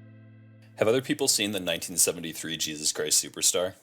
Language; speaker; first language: English; native; English